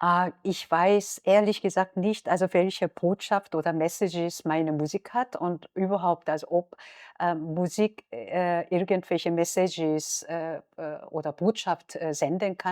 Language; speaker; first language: German; non-native, fluent; Korean